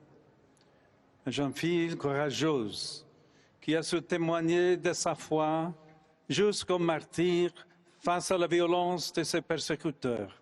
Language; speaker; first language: French; non-native, fluent; English